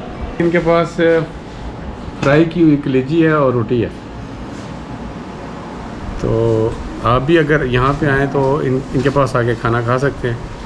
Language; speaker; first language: Hindi; native; Hindi